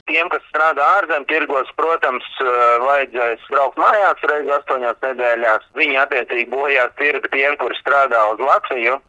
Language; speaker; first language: Latvian; native; Latvian